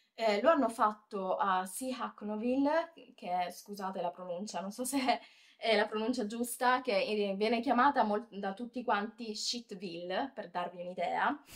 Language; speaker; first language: Italian; native; Italian